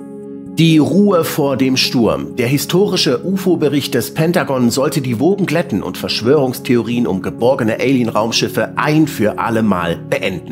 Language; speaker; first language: German; native; German